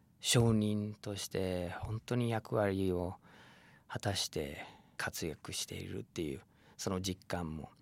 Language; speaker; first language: Japanese; non-native, fluent; English